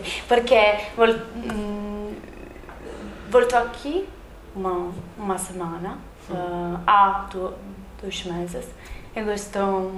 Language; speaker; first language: Portuguese; non-native, learner; Italian